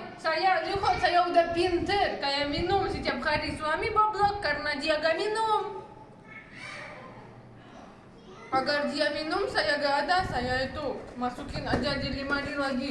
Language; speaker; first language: Indonesian; non-native, learner; Russian